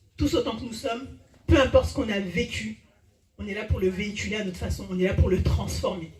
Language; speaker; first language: French; early bilingual, other home language; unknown